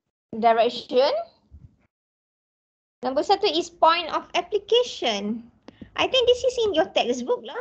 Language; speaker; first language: English; non-native, local second language; Malay